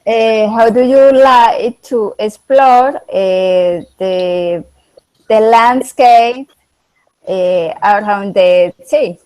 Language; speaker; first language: English; non-native, learner; Spanish